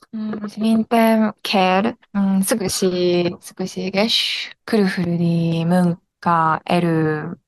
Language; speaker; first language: Hungarian; non-native, learner; Japanese